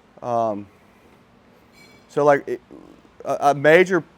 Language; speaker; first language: English; native; English